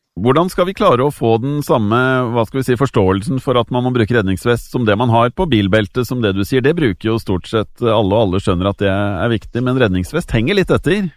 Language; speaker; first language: Norwegian; native; Norwegian